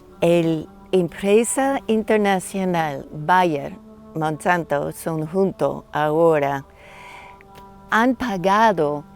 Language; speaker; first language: Spanish; non-native, learner; English